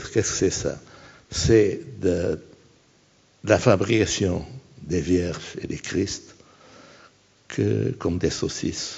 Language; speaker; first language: French; non-native, fluent; Portuguese